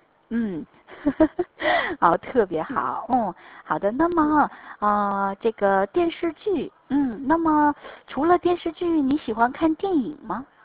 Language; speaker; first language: Chinese; native; Chinese